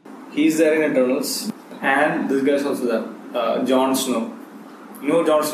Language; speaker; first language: English; non-native, local second language; Malayalam